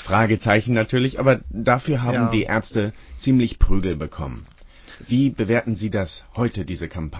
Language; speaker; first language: German; native; German